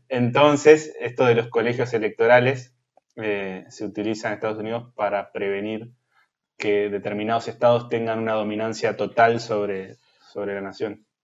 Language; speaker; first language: Spanish; native; Spanish